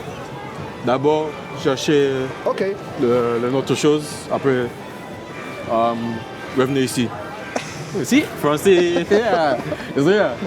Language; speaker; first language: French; early bilingual, heritage; French